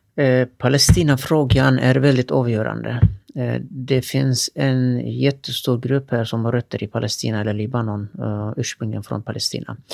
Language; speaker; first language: Swedish; non-native, fluent; Turkish